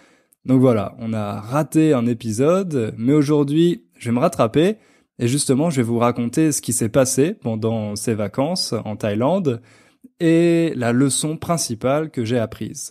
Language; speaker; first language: French; native; French